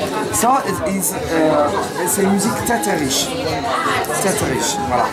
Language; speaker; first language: French; non-native, fluent; Italian